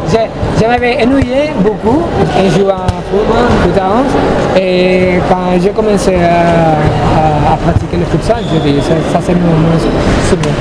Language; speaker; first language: French; non-native, fluent; Spanish